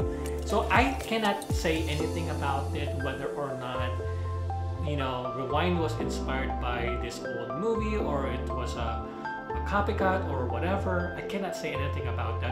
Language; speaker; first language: English; non-native, local second language; Filipino